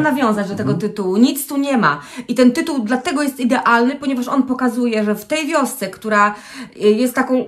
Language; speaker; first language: Polish; native; Polish